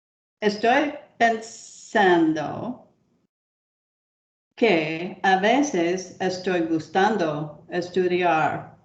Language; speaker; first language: Spanish; non-native, learner; English